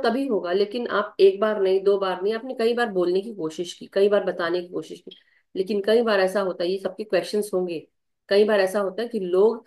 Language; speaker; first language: Hindi; native; Hindi